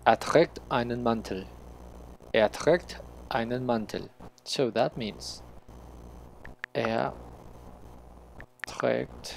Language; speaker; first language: German; non-native, learner; Spanish